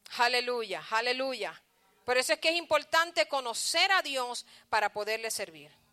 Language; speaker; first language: Spanish; early bilingual, heritage; Spanish